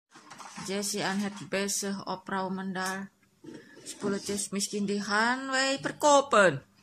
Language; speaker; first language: Dutch; non-native, learner; Indonesian